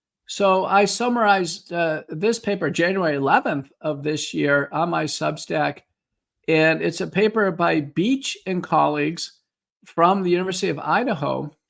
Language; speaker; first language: English; native; English